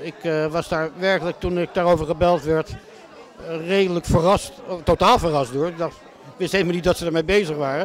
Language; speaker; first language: Dutch; native; Dutch